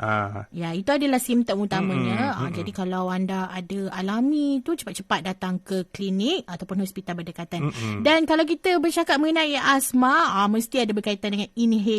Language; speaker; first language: Malay; native; Malay